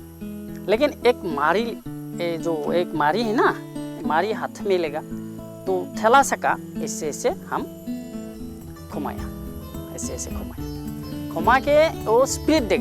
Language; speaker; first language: Hindi; non-native, local second language; Assamese